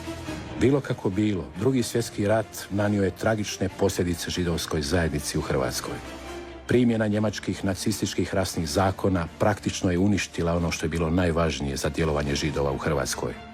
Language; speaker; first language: Croatian; native; Croatian